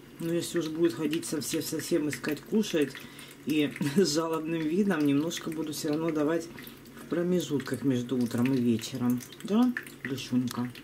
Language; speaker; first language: Russian; native; Russian